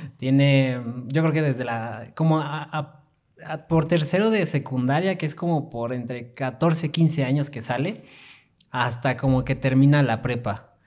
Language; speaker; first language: Spanish; native; Spanish